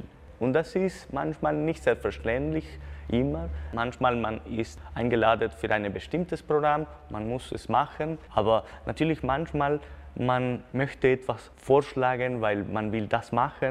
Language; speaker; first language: German; non-native, fluent; Spanish